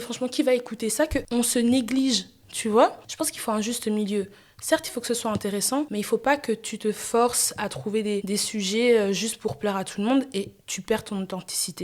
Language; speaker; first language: French; native; French